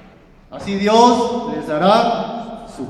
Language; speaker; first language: Spanish; native; Spanish